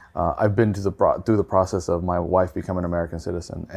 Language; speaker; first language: English; native; English